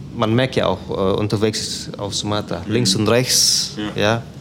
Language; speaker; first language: German; non-native, fluent; Indonesian